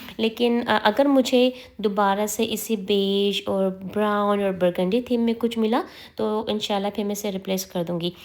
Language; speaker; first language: Urdu; native; Urdu